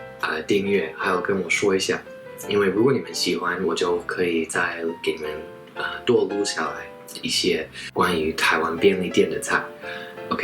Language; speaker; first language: Chinese; non-native, fluent; English